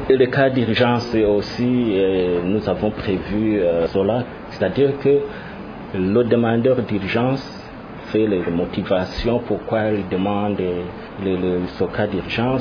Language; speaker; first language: French; non-native, local second language; Rundi